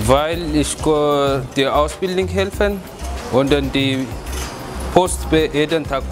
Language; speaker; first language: German; non-native, learner; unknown